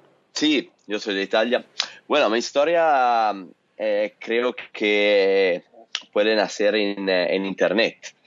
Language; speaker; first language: Spanish; non-native, fluent; Italian